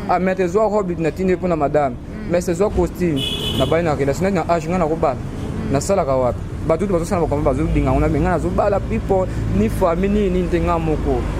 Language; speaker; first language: Lingala; non-native, local second language; Kongo